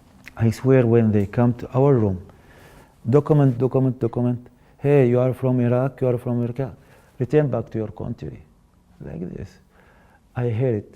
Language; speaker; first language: English; non-native, learner; Arabic